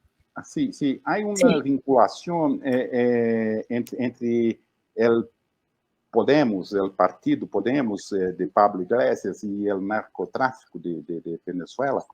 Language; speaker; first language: Spanish; non-native, fluent; Portuguese